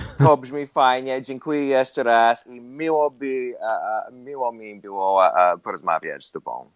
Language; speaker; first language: Polish; non-native, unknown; English